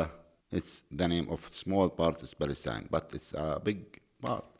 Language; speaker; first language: English; non-native, learner; Arabic